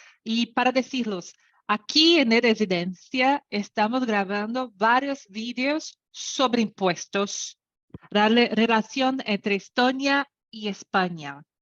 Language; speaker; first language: Spanish; non-native, learner; Portuguese